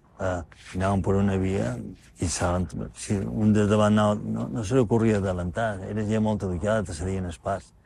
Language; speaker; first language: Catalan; native; Catalan